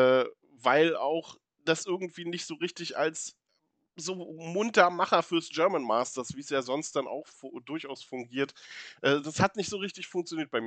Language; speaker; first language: German; native; German